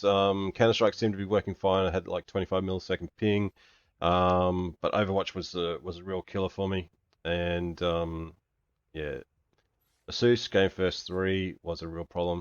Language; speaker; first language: English; native; English